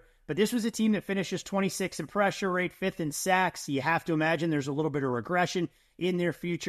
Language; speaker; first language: English; native; English